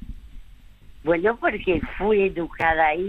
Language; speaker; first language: Spanish; early bilingual, other home language; French